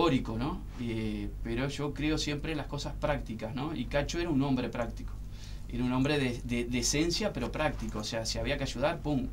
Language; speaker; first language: Spanish; native; Spanish